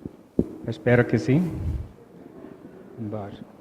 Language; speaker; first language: Portuguese; non-native, learner; English